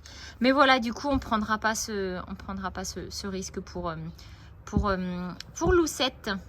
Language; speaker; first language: French; native; French